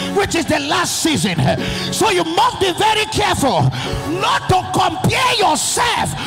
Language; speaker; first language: English; non-native, local second language; Yoruba